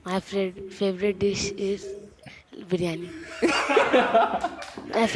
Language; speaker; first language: English; non-native, learner; Hindi